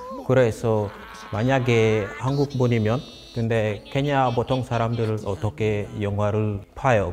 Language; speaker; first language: Korean; non-native, fluent; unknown